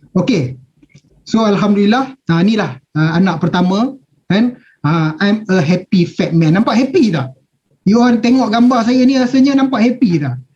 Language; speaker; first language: Malay; native; Malay